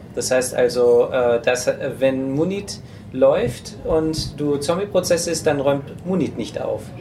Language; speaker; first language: German; native; German